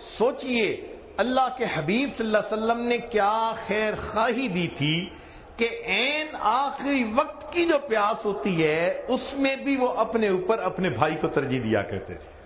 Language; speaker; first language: Urdu; non-native, local second language; Punjabi